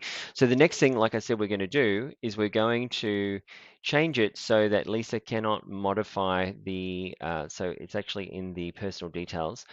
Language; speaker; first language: English; native; English